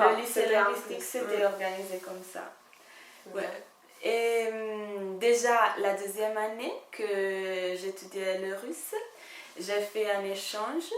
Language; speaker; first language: French; non-native, fluent; Italian